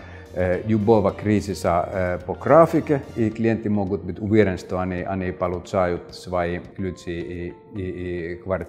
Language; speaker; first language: Russian; non-native, fluent; Finnish